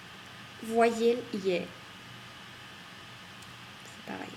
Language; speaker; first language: French; non-native, fluent; Russian